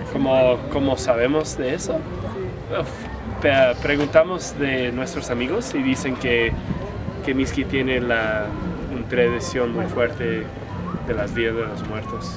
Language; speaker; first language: Spanish; non-native, fluent; English